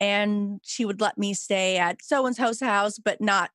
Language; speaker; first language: English; native; English